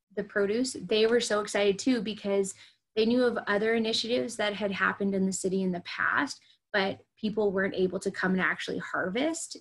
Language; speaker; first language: English; native; English